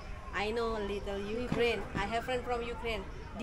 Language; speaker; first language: English; non-native, learner; Indonesian